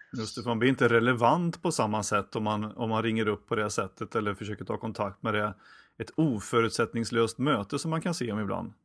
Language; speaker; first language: Swedish; native; Swedish